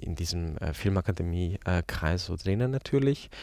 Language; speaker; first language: German; non-native, fluent; Hungarian